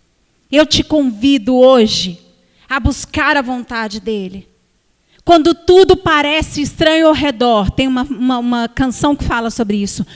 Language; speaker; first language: Portuguese; native; Portuguese